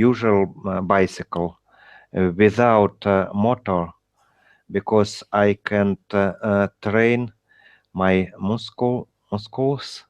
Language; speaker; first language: English; non-native, learner; Russian